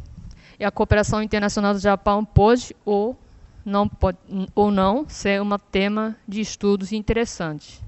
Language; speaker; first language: Portuguese; non-native, fluent; Japanese